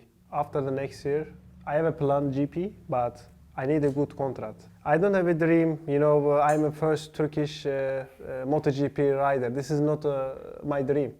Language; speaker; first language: English; non-native, learner; Turkish